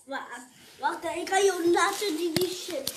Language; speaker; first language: Dutch; non-native, learner; French